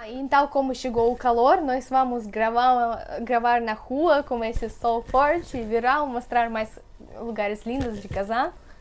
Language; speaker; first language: Portuguese; non-native, fluent; Russian